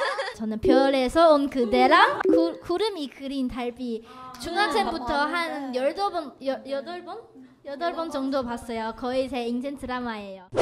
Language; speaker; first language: Korean; non-native, fluent; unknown